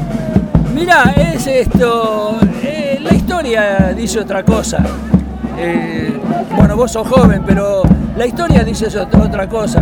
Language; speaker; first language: Spanish; native; Spanish